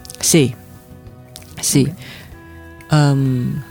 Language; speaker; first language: Spanish; non-native, fluent; Chinese